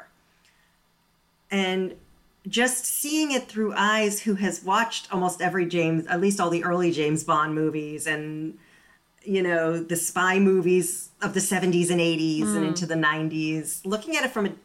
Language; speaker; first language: English; native; English